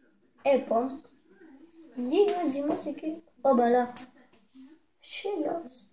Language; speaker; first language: French; native; French